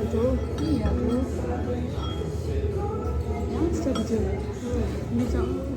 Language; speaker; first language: English; non-native, fluent; Tibetan